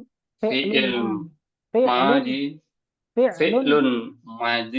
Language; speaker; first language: Arabic; non-native, learner; Indonesian